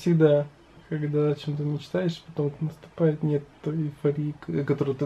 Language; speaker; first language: Russian; native; Russian